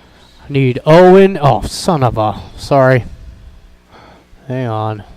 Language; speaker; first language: English; native; English